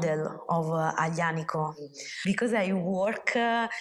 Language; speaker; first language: English; non-native, learner; Italian